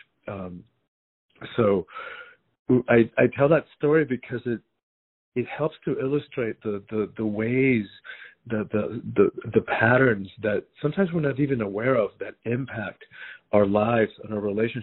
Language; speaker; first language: English; early bilingual, other home language; Spanish